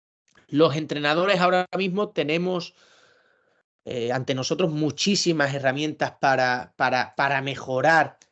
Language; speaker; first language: Spanish; native; Spanish